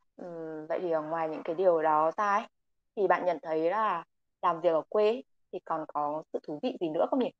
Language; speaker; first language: Vietnamese; native; Vietnamese